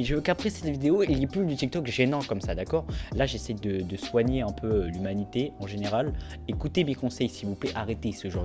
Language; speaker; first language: French; native; French